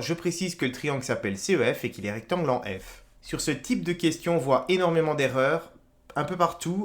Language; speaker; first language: French; native; French